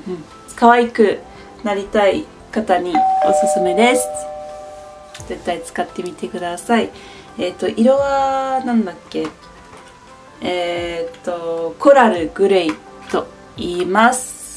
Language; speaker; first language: Japanese; non-native, fluent; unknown